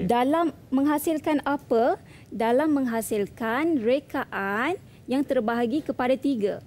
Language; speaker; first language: Malay; native; Malay